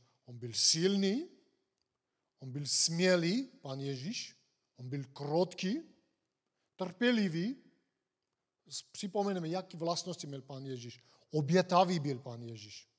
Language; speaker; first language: Czech; non-native, fluent; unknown